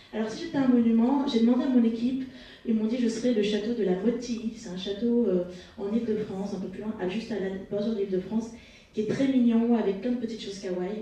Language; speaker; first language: French; native; French